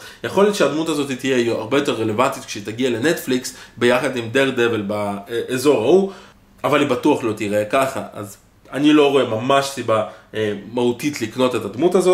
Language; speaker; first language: Hebrew; native; Hebrew